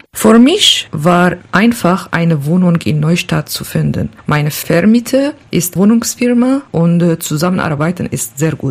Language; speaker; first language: German; non-native, learner; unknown